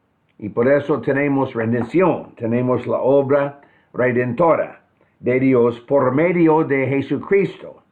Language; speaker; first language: Spanish; non-native, fluent; English